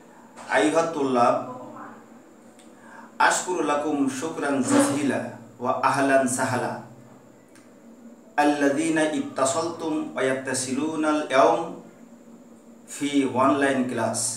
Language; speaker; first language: Arabic; non-native, fluent; Bangla